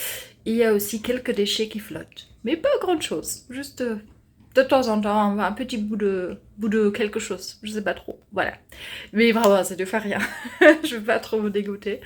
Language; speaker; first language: French; non-native, fluent; German